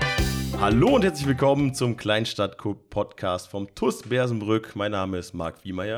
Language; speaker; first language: German; native; German